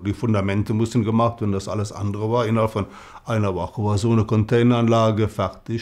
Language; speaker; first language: German; native; German